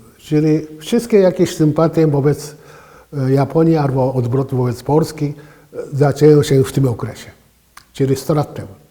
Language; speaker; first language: Polish; non-native, fluent; Japanese